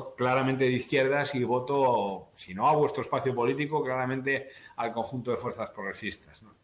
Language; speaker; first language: Spanish; native; Spanish